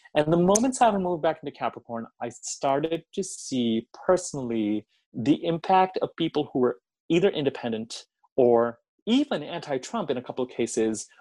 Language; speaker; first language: English; non-native, local second language; Hindi